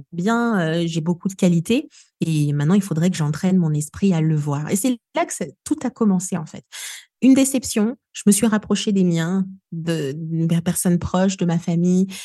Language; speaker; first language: French; non-native, local second language; Lingala